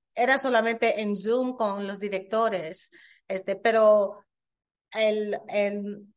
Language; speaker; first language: Spanish; early bilingual, heritage; Spanish